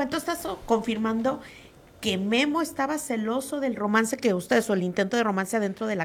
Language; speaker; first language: Spanish; native; Spanish